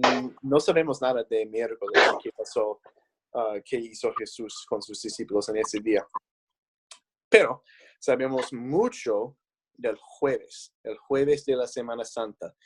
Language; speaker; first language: Spanish; non-native, fluent; English